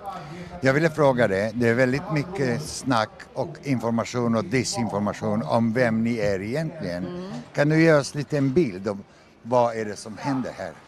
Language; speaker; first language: Swedish; non-native, fluent; Hebrew